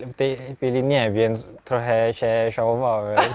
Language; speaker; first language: Polish; non-native, learner; Korean